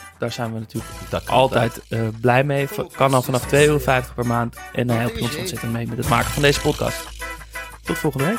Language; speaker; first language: Dutch; native; Dutch